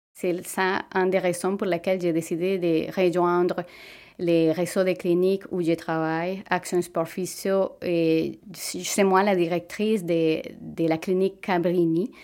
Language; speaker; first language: French; non-native, fluent; Spanish